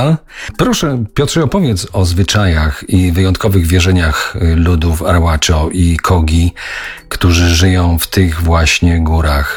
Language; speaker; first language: Polish; native; Polish